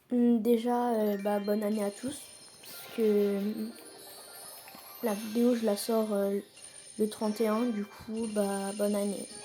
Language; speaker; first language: French; native; French